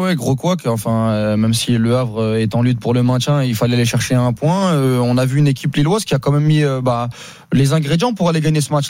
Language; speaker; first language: French; native; French